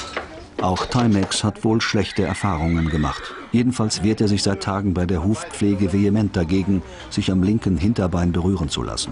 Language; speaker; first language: German; native; German